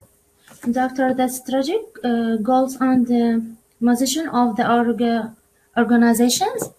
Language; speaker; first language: English; non-native, learner; Arabic